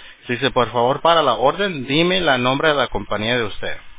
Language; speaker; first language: Spanish; early bilingual, heritage; Spanish